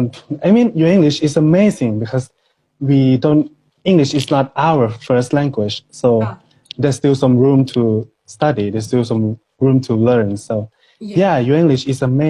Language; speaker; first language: English; non-native, fluent; Thai